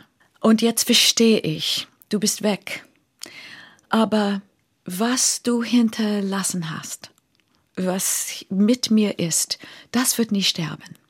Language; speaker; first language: German; non-native, fluent; English